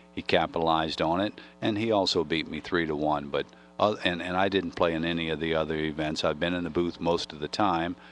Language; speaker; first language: English; native; English